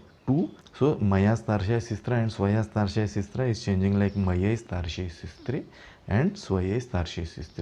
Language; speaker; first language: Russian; non-native, fluent; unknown